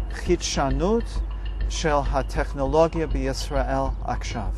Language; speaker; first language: Hebrew; non-native, fluent; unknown